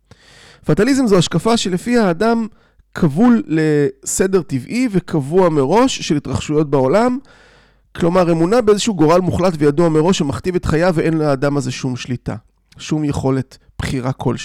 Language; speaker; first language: Hebrew; native; Hebrew